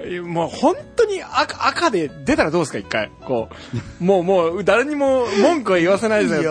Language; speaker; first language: Japanese; native; Japanese